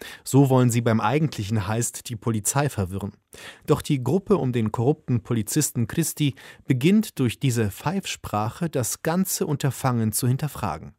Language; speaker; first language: German; native; German